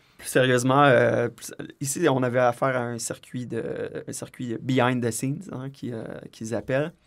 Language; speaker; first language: French; native; French